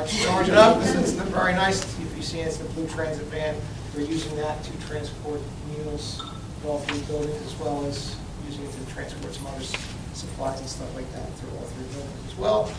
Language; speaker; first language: English; native; English